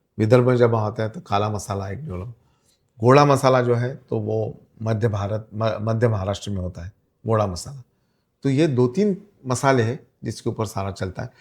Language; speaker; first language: Hindi; non-native, local second language; Marathi